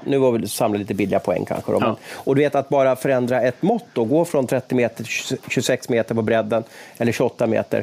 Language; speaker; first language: Swedish; native; Swedish